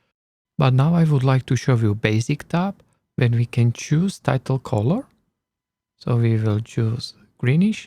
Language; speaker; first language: English; non-native, learner; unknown